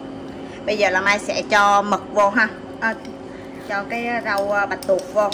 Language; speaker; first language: Vietnamese; native; Vietnamese